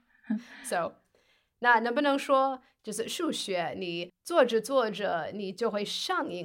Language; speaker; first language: Chinese; non-native, fluent; English